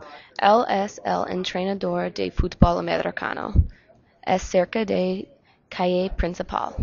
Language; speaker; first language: Spanish; non-native, learner; English